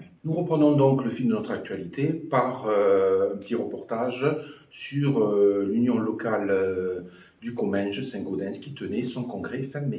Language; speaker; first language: French; native; French